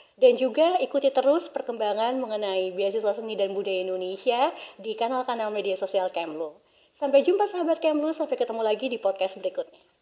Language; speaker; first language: Indonesian; native; Indonesian